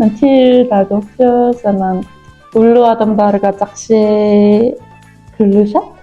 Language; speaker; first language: Kyrgyz; non-native, learner; Korean